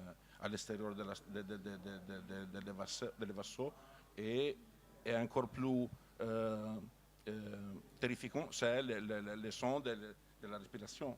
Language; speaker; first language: French; non-native, learner; Italian